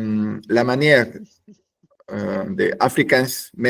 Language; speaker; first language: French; non-native, learner; Spanish